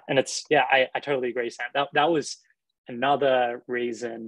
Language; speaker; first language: English; native; English